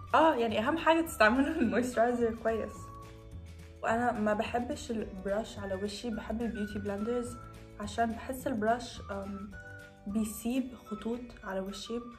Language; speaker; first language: Arabic; non-native, learner; English